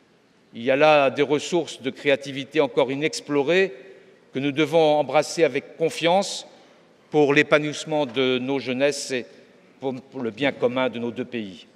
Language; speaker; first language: French; native; French